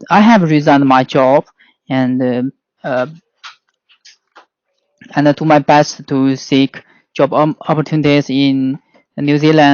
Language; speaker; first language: English; non-native, learner; Chinese